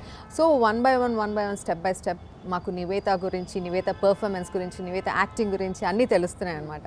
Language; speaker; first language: Telugu; native; Telugu